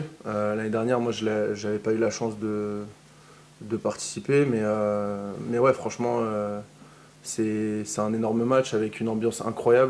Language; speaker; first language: French; native; French